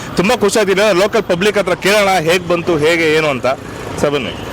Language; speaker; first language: Kannada; native; Kannada